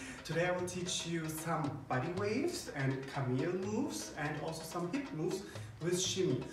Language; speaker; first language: English; non-native, fluent; German